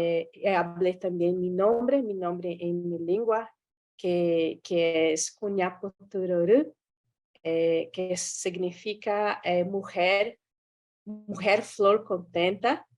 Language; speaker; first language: Spanish; non-native, learner; Portuguese